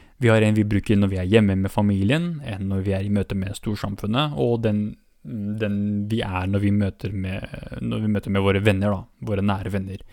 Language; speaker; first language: Norwegian; early bilingual, other home language; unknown